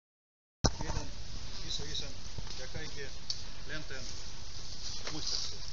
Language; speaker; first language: Finnish; non-native, fluent; Russian